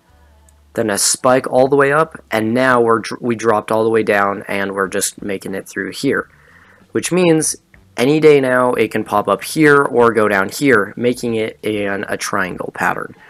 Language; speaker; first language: English; native; English